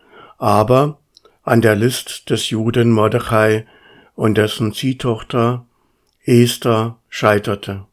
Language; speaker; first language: German; native; German